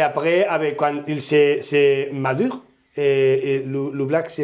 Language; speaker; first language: French; non-native, learner; Spanish